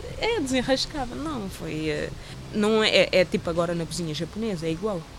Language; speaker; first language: Portuguese; non-native, local second language; Kabuverdianu